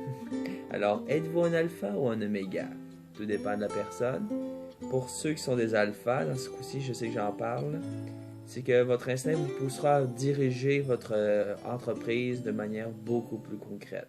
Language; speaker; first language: French; native; French